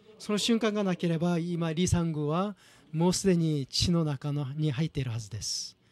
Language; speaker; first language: Japanese; non-native, fluent; Korean